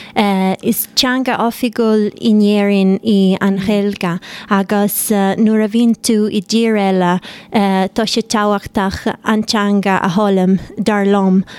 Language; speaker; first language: Irish; non-native, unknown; Italian